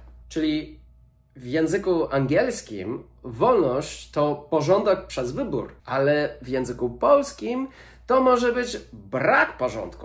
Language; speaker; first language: Polish; non-native, fluent; English